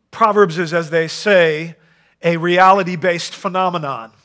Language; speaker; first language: English; non-native, fluent; Dutch